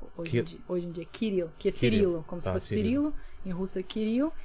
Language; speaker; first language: Portuguese; non-native, fluent; Russian